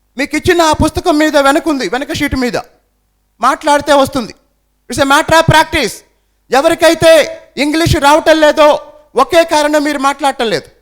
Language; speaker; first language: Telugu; native; Telugu